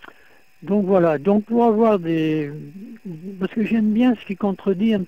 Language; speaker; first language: French; native; French